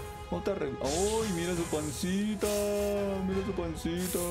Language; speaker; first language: Spanish; native; Spanish